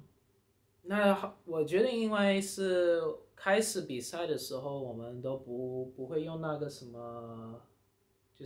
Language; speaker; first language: Chinese; early bilingual, heritage; Chinese